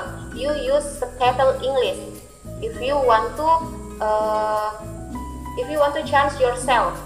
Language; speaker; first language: English; non-native, learner; Indonesian